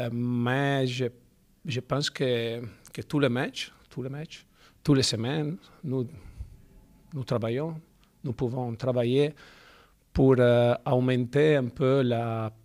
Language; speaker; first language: French; non-native, fluent; Italian